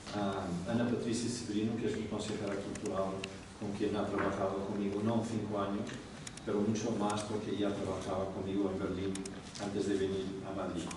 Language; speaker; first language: Spanish; non-native, fluent; Portuguese